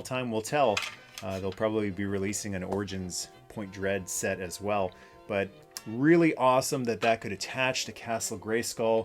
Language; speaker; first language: English; native; English